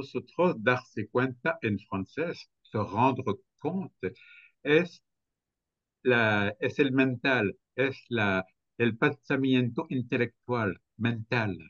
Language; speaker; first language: Spanish; non-native, fluent; French